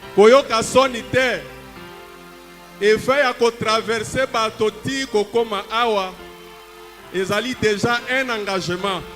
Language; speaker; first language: Lingala; native; Lingala